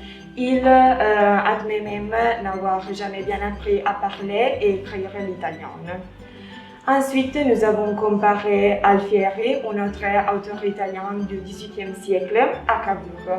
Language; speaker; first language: French; non-native, learner; Italian